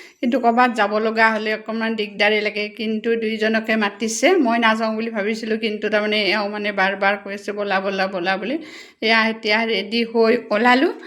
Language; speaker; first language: Assamese; native; Assamese